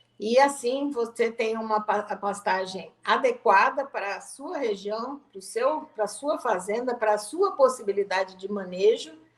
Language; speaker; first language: Portuguese; native; Portuguese